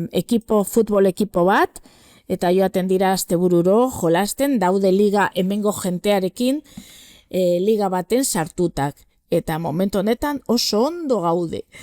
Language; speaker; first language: Basque; non-native, local second language; Spanish